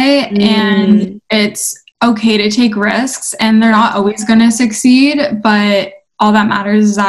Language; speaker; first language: English; native; English